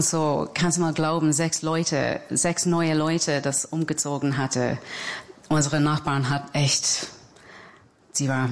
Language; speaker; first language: German; non-native, fluent; English